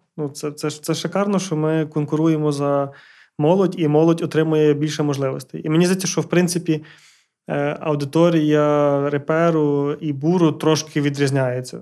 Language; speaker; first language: Ukrainian; early bilingual, heritage; Ukrainian